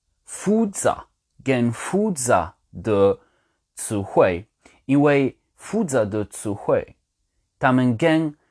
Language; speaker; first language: Chinese; non-native, learner; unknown